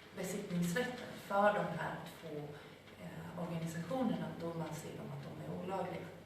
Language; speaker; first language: Swedish; non-native, fluent; Spanish